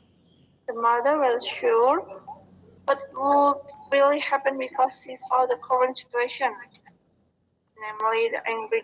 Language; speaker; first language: English; non-native, fluent; Indonesian